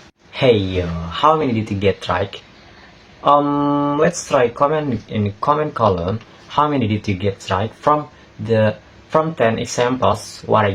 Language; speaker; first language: English; non-native, learner; Indonesian